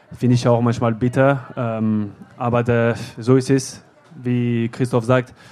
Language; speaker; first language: German; non-native, learner; French